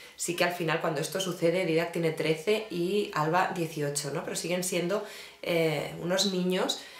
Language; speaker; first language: Spanish; native; Spanish